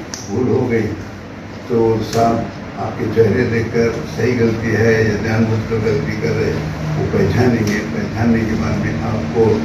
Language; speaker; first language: Hindi; non-native, local second language; Urdu